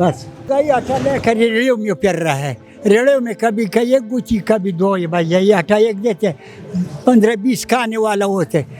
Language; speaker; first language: Urdu; non-native, local second language; Pashto